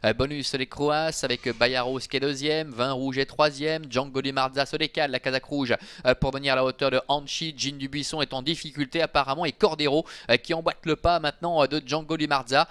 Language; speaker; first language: French; native; French